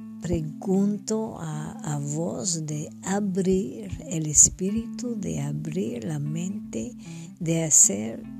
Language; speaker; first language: Spanish; non-native, fluent; French